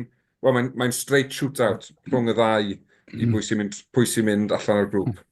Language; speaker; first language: Welsh; native; Welsh